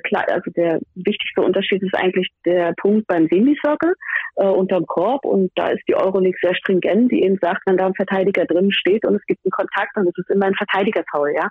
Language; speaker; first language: German; native; German